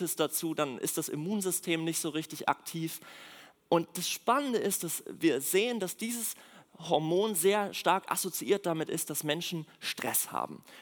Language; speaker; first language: German; native; German